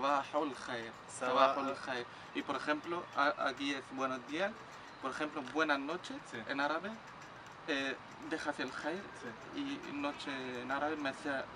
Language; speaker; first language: Spanish; non-native, local second language; Arabic